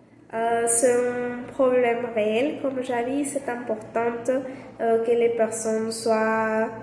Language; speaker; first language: French; non-native, learner; Spanish